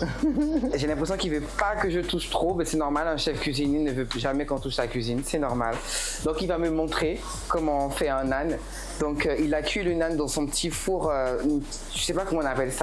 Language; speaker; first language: French; native; French